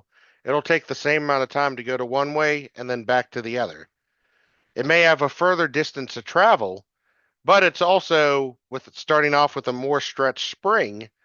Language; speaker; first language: English; native; English